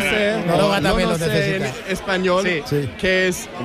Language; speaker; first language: Spanish; non-native, learner; English